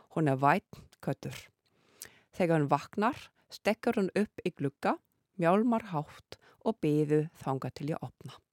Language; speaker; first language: Icelandic; non-native, fluent; German